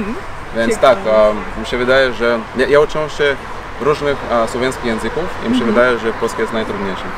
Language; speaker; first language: Polish; non-native, fluent; Portuguese